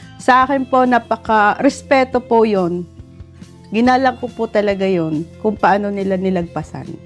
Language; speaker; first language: Filipino; native; Filipino